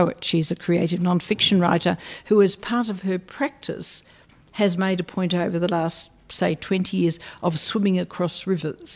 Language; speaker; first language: English; native; English